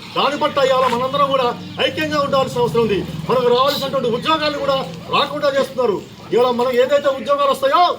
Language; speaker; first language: Telugu; non-native, local second language; Lambadi